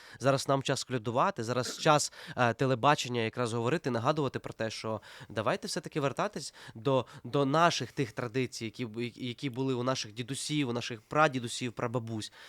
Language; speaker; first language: Ukrainian; native; Ukrainian